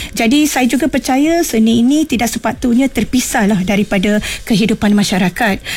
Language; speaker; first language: Malay; non-native, local second language; Tamil